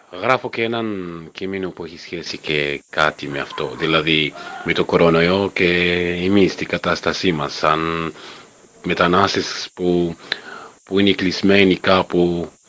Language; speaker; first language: Greek; non-native, fluent; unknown